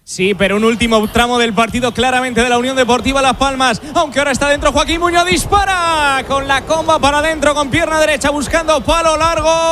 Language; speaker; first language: Spanish; native; Spanish